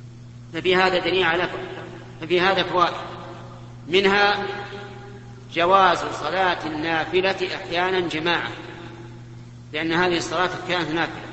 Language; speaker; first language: Arabic; native; Arabic